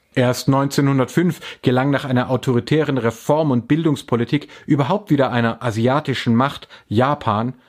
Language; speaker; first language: German; native; German